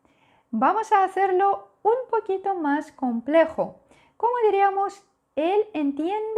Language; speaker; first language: Spanish; non-native, fluent; Russian